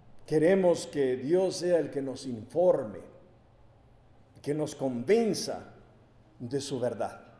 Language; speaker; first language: Spanish; native; Spanish